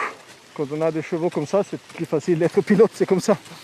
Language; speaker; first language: French; non-native, fluent; Swedish